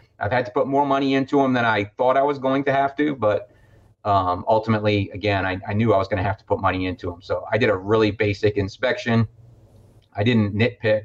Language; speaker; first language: English; native; English